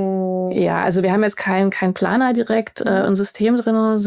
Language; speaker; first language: German; native; German